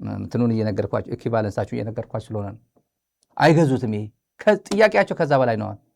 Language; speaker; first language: Amharic; native; Amharic